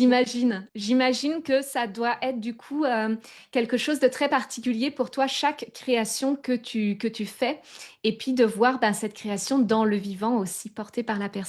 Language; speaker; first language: French; native; French